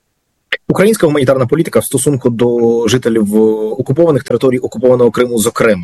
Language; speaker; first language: Ukrainian; native; Ukrainian